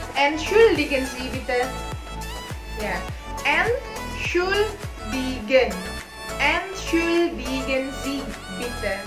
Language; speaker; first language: German; non-native, fluent; Indonesian